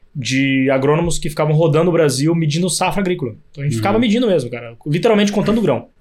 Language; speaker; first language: Portuguese; native; Portuguese